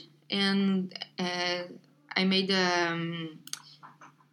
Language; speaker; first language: English; non-native, learner; Portuguese